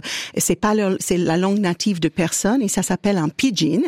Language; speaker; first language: French; native; French